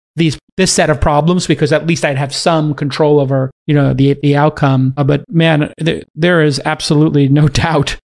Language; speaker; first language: English; native; English